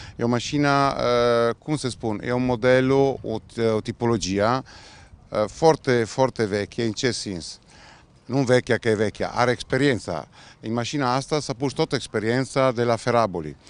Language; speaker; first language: Romanian; non-native, fluent; Italian